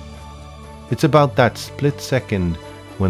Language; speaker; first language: English; native; English